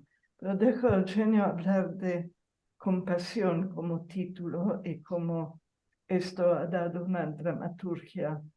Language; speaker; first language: Spanish; non-native, fluent; Italian